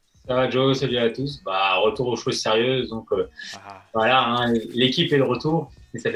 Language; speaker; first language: French; native; French